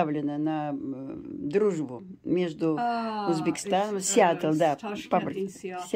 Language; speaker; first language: Russian; non-native, local second language; Uzbek